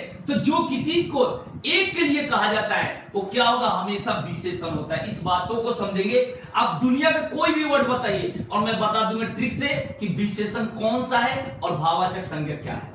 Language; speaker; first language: Hindi; native; Hindi